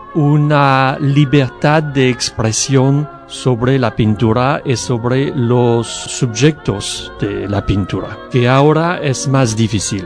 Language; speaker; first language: Spanish; non-native, learner; French